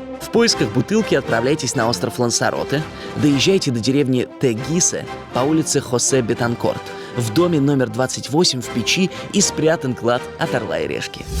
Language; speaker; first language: Russian; native; Russian